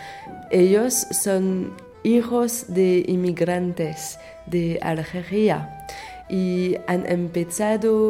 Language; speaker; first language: Spanish; non-native, fluent; French